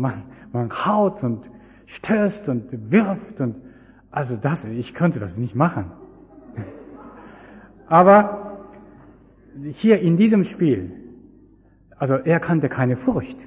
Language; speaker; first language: German; non-native, fluent; Japanese